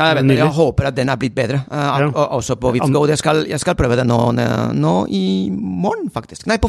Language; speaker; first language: Norwegian; non-native, fluent; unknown